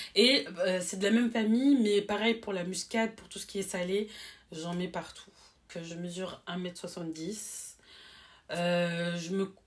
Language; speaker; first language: French; native; French